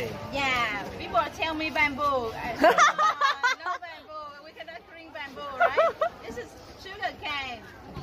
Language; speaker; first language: English; non-native, learner; Vietnamese